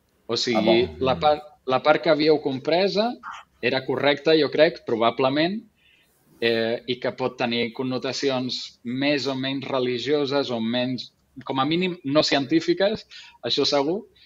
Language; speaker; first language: Catalan; non-native, local second language; Spanish